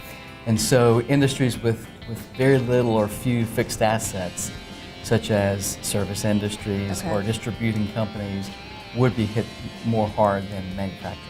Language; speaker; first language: English; native; English